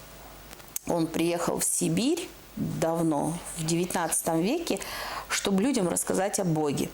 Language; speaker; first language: Russian; native; Russian